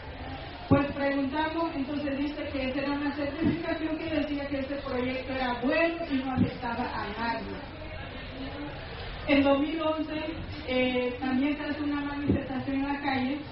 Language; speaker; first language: Spanish; non-native, local second language; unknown